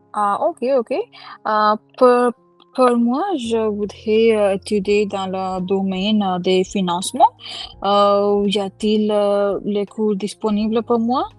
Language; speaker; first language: French; non-native, learner; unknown